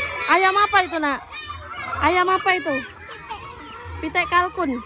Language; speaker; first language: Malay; non-native, local second language; Javanese